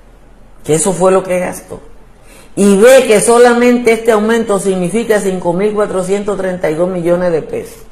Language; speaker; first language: Spanish; native; Spanish